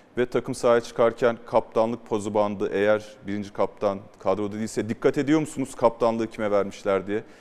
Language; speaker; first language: Turkish; native; Turkish